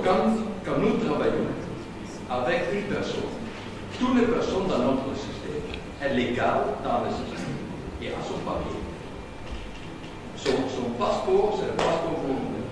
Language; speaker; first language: French; non-native, learner; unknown